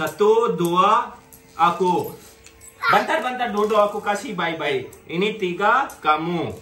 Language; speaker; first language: Indonesian; non-native, learner; Urdu